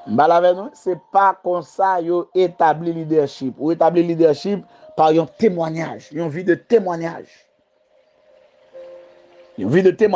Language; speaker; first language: French; non-native, learner; Haitian Creole